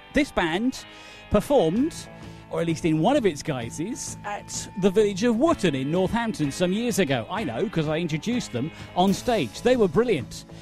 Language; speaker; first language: English; native; English